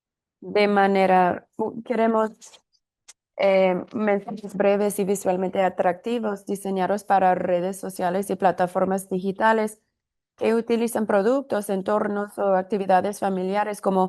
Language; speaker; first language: Spanish; non-native, fluent; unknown